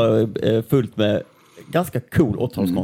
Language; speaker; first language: Swedish; native; Swedish